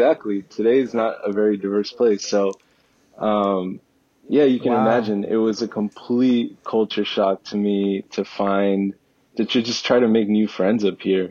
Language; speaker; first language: English; early bilingual, other home language; Spanish